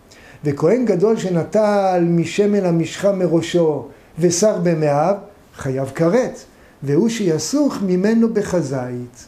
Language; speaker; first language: Hebrew; native; Hebrew